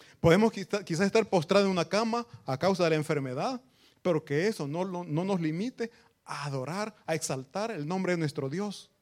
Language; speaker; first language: Spanish; native; Spanish